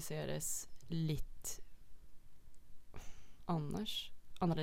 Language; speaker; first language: Norwegian; non-native, fluent; Dutch